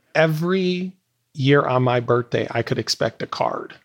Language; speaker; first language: English; native; English